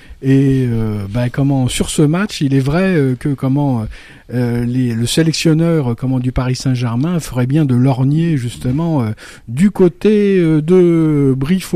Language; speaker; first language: French; native; French